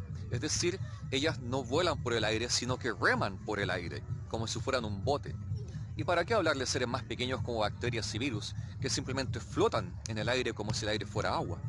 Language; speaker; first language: Spanish; native; Spanish